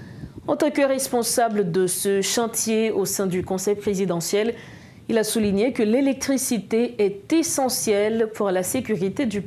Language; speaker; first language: French; non-native, local second language; Haitian Creole